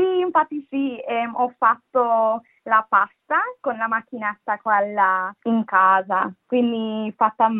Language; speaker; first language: Italian; non-native, fluent; English